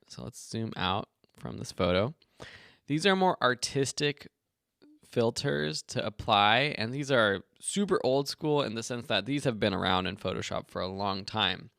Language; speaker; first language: English; native; English